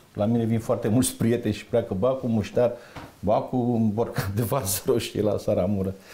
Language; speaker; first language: Romanian; native; Romanian